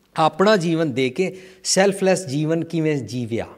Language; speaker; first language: Hindi; non-native, local second language; Punjabi